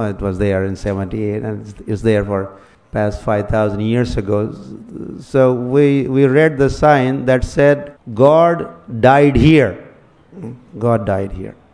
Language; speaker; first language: English; non-native, local second language; Marathi